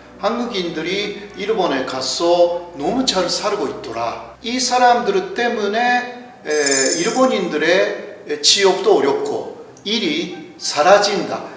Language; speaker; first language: Korean; non-native, fluent; Japanese